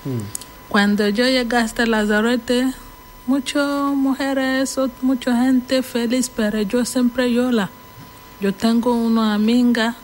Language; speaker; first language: Spanish; non-native, learner; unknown